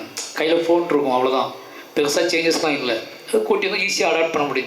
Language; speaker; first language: Tamil; native; Tamil